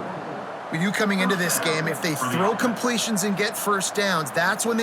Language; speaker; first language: English; native; English